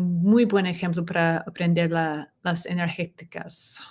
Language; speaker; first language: Spanish; non-native, learner; English